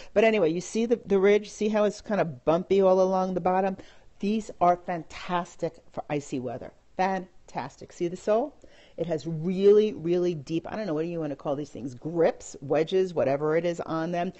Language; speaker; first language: English; native; English